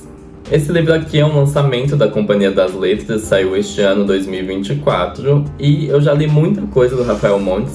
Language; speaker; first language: Portuguese; native; Portuguese